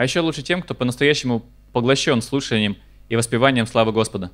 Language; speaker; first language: Russian; native; Russian